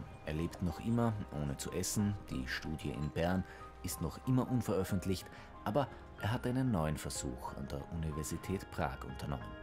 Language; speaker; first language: German; native; German